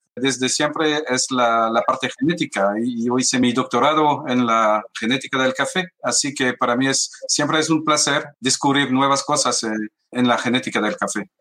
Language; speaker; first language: Spanish; non-native, fluent; French